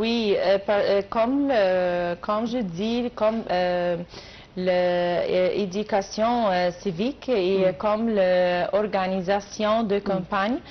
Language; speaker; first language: French; non-native, learner; Arabic